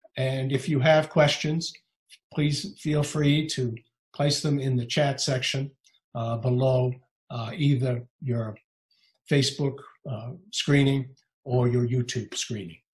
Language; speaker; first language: English; native; English